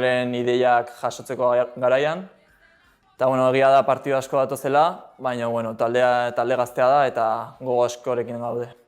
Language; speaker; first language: Basque; non-native, local second language; Spanish